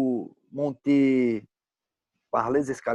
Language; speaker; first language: French; non-native, learner; Portuguese